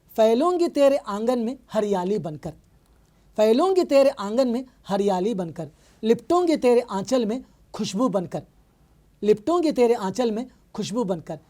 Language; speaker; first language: Hindi; non-native, local second language; Telugu